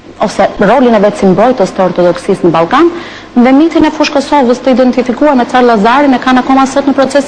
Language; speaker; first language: Albanian; native; Albanian